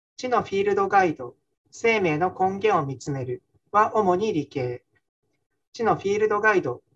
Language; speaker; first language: Japanese; native; Japanese